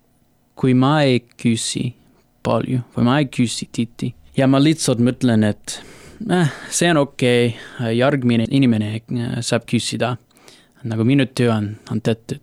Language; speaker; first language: Estonian; non-native, learner; English